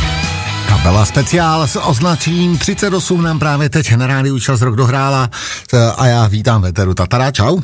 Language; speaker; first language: Czech; native; Czech